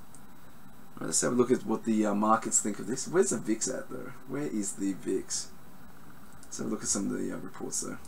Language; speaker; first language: English; native; English